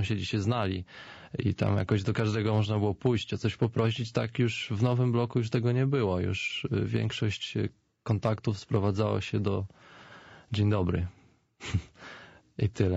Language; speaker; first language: Polish; native; Polish